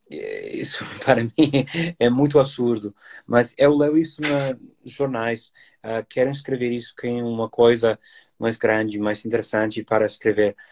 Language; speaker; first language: Portuguese; non-native, fluent; English